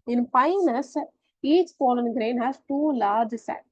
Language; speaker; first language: English; non-native, local second language; Tamil